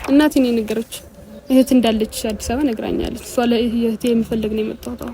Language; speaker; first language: Amharic; non-native, local second language; Tigrinya